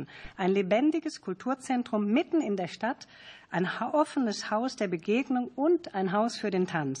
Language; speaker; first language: German; native; German